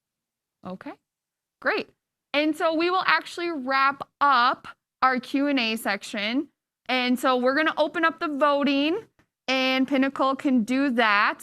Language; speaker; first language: English; native; English